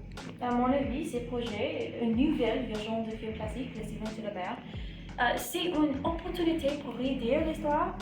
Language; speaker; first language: French; non-native, learner; English